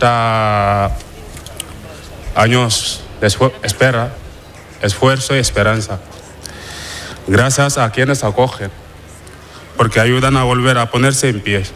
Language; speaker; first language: Spanish; non-native, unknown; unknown